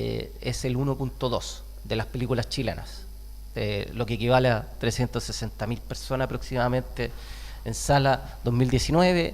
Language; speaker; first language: Spanish; native; Spanish